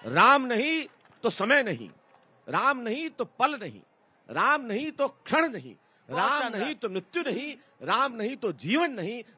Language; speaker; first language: Hindi; native; Hindi